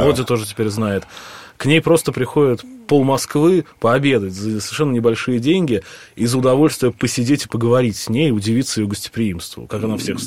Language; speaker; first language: Russian; native; Russian